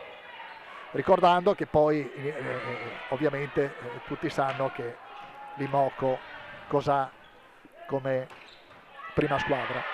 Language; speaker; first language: Italian; native; Italian